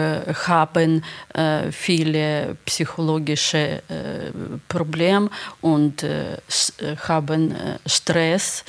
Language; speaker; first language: German; non-native, learner; Ukrainian